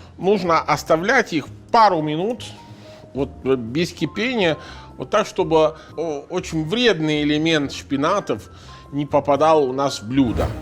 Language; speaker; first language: Russian; non-native, fluent; Italian